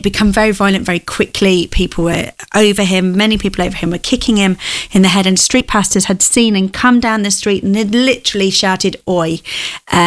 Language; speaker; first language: English; native; English